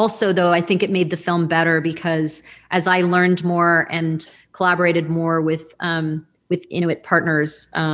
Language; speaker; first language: English; native; English